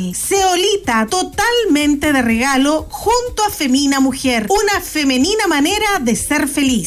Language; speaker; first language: Spanish; native; Spanish